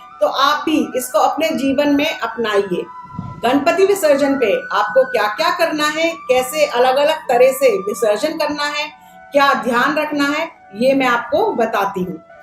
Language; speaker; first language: Hindi; native; Hindi